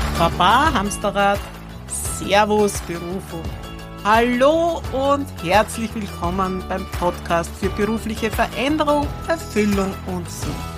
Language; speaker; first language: German; native; German